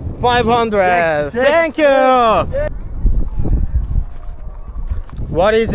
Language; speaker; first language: English; non-native, learner; Korean